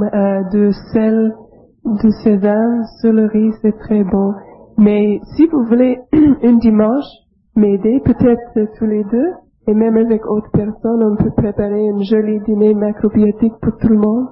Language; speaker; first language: French; non-native, fluent; English